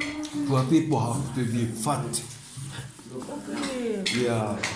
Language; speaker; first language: English; non-native, learner; Japanese